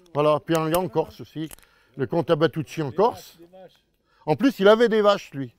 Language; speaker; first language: French; native; French